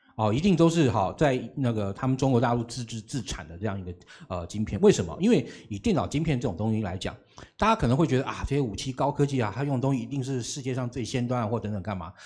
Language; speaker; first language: Chinese; native; Chinese